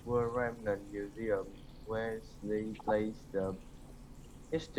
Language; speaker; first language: English; non-native, learner; Vietnamese